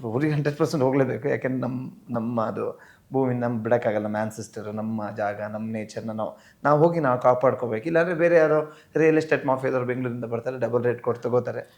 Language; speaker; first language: Kannada; native; Kannada